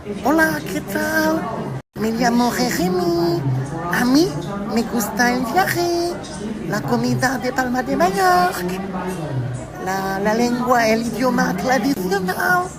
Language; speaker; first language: Spanish; non-native, learner; French